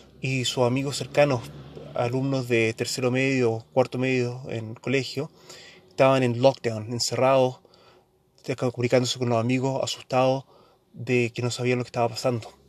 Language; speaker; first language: Spanish; early bilingual, heritage; Spanish